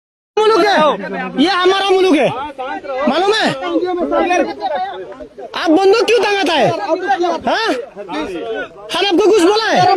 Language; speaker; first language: Hindi; non-native, learner; Bangla